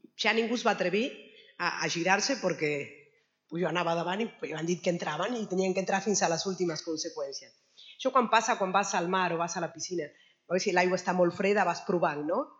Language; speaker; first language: Catalan; non-native, fluent; Spanish